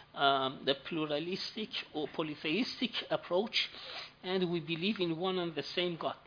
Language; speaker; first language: English; non-native, fluent; Persian